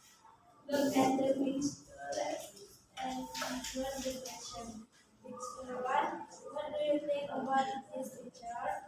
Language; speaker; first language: English; non-native, learner; Indonesian